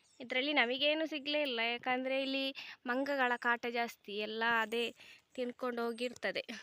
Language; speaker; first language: Kannada; non-native, local second language; Tulu